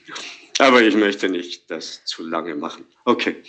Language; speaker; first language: German; non-native, fluent; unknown